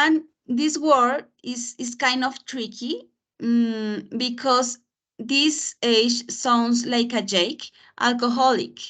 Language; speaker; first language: English; non-native, fluent; Spanish